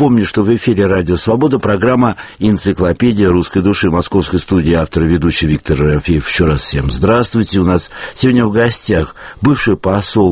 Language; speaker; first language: Russian; native; Russian